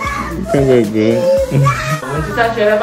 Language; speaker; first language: Chinese; native; Chinese